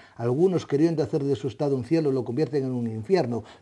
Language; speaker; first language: Spanish; native; Spanish